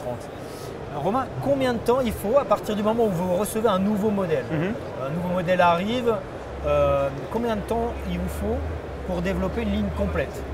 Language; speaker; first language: French; native; French